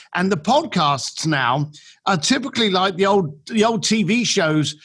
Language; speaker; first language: English; native; English